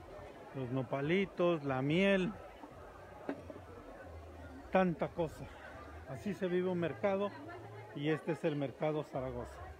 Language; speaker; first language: Spanish; native; Spanish